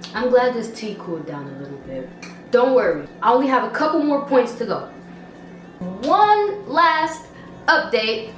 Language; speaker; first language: English; native; English